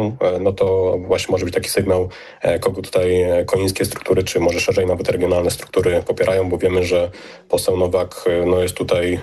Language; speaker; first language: Polish; native; Polish